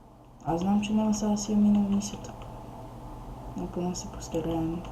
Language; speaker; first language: Bulgarian; native; Bulgarian